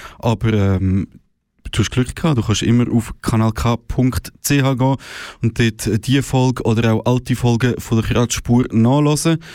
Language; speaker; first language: German; native; German